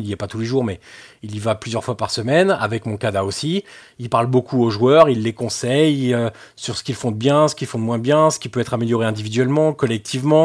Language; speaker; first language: French; native; French